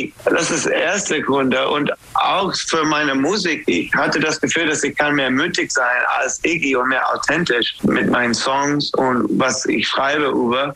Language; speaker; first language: German; non-native, fluent; English